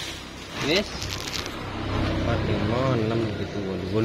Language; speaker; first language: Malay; non-native, local second language; Javanese